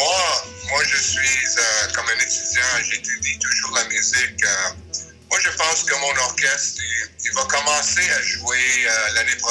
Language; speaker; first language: French; early bilingual, other home language; English